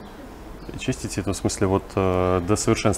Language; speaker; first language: Russian; native; Russian